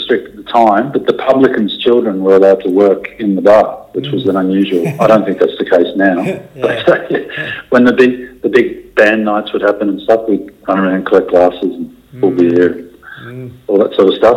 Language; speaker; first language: English; native; English